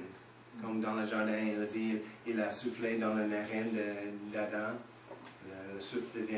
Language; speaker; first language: French; non-native, fluent; English